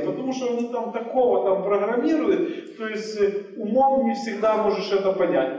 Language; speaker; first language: Russian; native; Russian